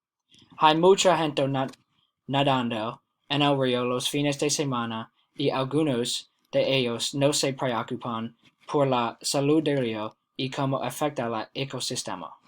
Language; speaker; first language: Spanish; non-native, learner; English